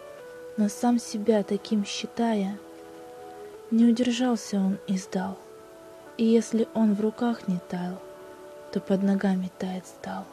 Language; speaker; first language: Russian; native; Russian